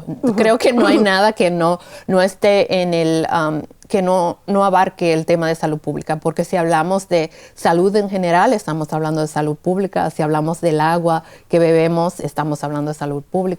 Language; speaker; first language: Spanish; early bilingual, heritage; Spanish